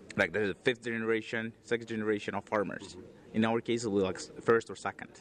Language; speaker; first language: English; non-native, fluent; Uzbek